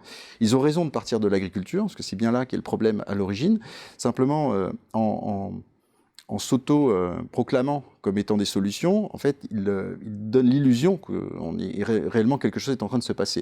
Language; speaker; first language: French; native; French